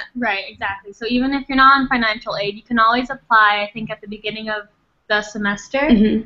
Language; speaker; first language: English; non-native, fluent; Thai